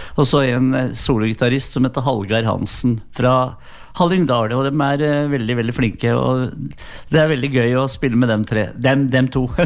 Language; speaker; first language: Norwegian; native; Norwegian